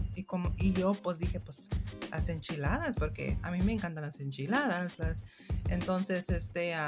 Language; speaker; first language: Spanish; non-native, fluent; English